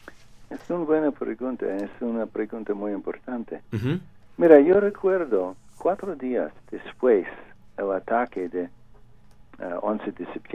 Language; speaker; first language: Spanish; non-native, learner; English